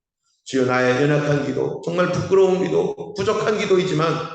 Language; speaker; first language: Korean; native; Korean